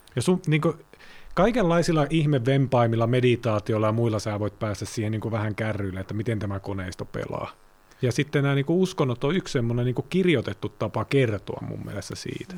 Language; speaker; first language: Finnish; native; Finnish